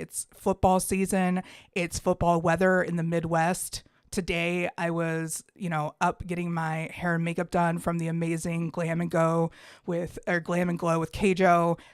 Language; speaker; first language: English; native; English